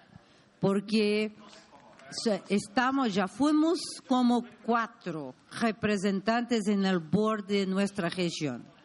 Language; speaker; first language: Spanish; non-native, learner; Portuguese